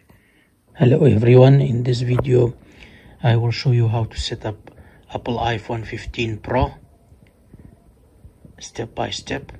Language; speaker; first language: English; non-native, fluent; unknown